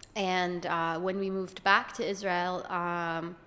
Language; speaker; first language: English; early bilingual, other home language; Hebrew